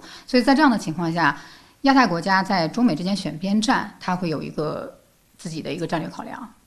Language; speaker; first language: Chinese; native; Chinese